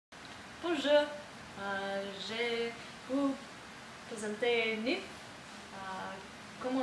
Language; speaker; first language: French; non-native, learner; English